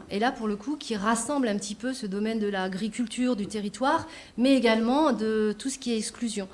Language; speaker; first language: French; native; French